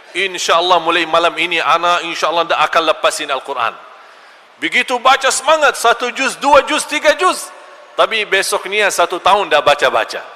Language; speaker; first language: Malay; non-native, fluent; Arabic